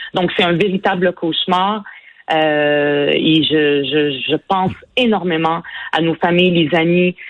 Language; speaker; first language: French; non-native, local second language; Arabic